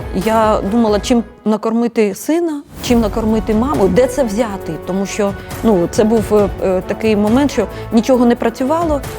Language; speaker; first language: Ukrainian; native; Ukrainian